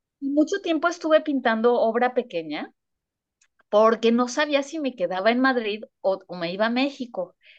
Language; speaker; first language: Spanish; native; Spanish